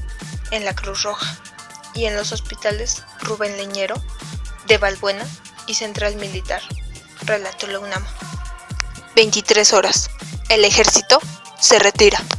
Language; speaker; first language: Spanish; native; Spanish